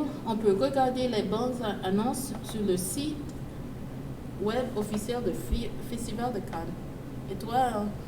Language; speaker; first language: French; non-native, learner; English